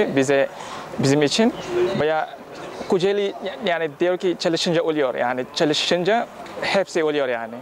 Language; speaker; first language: Turkish; non-native, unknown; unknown